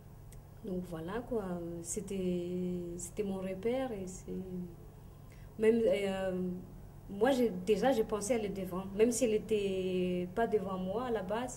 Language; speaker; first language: French; non-native, local second language; Malagasy